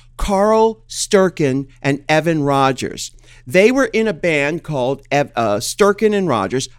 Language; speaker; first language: English; native; English